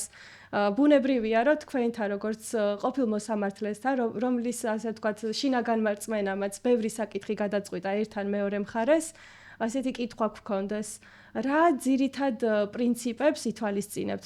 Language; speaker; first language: Georgian; native; Georgian